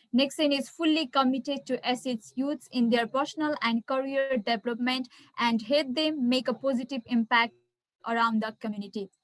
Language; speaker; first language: English; non-native, local second language; Nepali